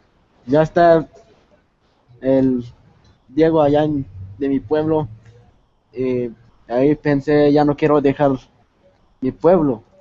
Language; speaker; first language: Spanish; non-native, local second language; Tzotzil